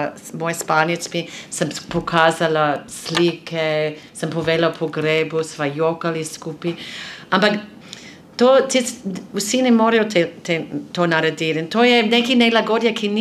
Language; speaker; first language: Slovenian; non-native, fluent; English